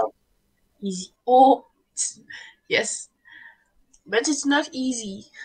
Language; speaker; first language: English; non-native, learner; French